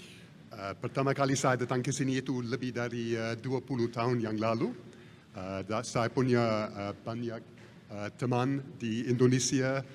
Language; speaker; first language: Indonesian; non-native, fluent; English